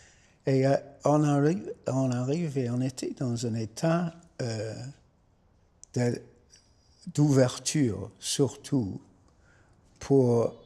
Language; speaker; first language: French; non-native, fluent; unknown